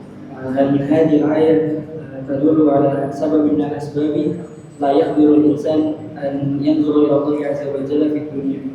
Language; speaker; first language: Arabic; non-native, learner; Indonesian